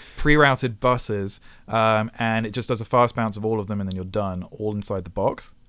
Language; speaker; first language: English; native; English